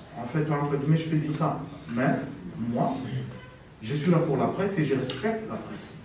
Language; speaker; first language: French; non-native, local second language; Lingala